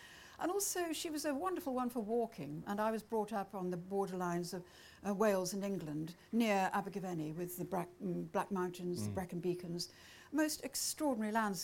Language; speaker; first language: English; native; English